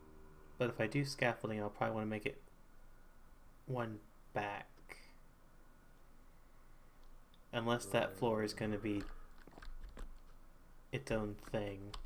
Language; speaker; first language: English; native; English